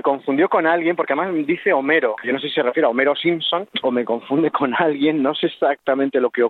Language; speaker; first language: Spanish; native; Spanish